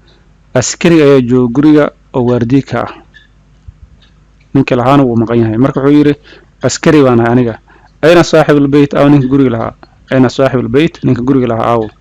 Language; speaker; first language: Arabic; non-native, fluent; Somali